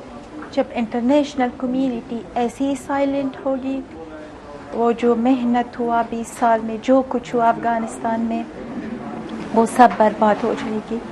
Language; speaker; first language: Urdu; non-native, fluent; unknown